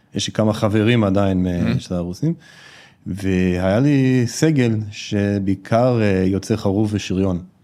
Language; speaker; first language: Hebrew; non-native, fluent; English